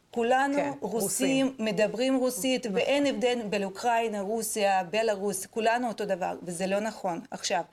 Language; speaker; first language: Hebrew; non-native, fluent; Russian